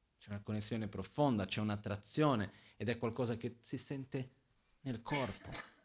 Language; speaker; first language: Italian; non-native, fluent; Portuguese